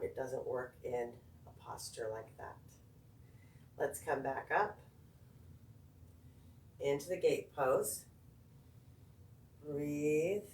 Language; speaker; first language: English; native; English